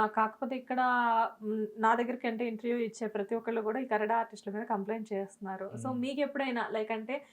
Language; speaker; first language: Telugu; native; Telugu